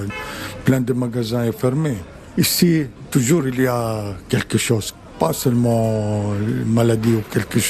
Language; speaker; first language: French; non-native, fluent; Arabic